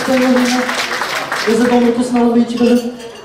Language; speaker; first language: Dutch; native; Dutch